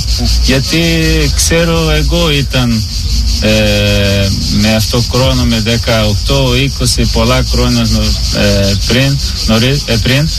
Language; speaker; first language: Greek; non-native, learner; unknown